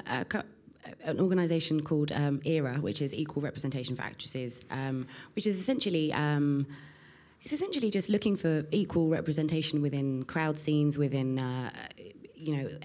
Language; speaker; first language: English; native; English